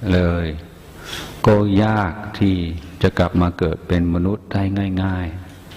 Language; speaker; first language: Thai; non-native, fluent; English